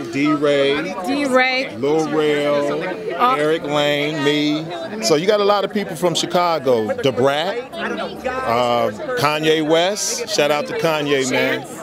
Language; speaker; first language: English; native; English